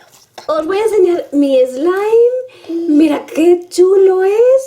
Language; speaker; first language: Spanish; native; Spanish